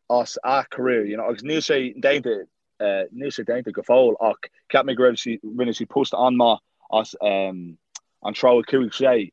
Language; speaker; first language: Irish; non-native, local second language; English